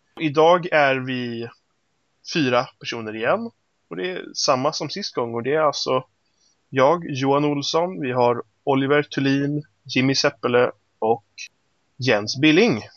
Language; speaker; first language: Swedish; native; Swedish